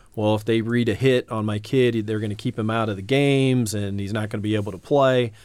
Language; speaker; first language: English; native; English